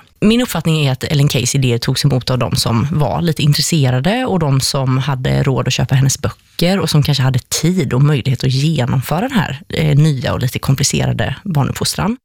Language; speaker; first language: Swedish; native; Swedish